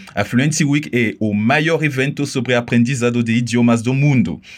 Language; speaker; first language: Portuguese; non-native, fluent; French